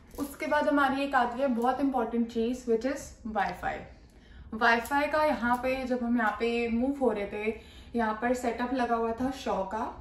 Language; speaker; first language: Hindi; non-native, local second language; Punjabi